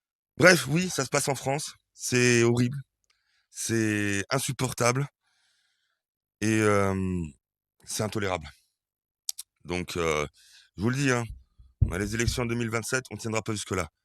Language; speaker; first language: French; native; French